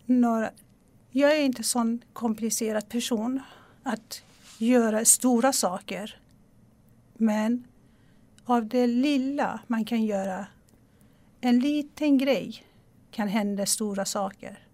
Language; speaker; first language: Swedish; non-native, fluent; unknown